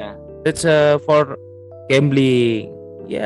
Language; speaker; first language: English; non-native, learner; Indonesian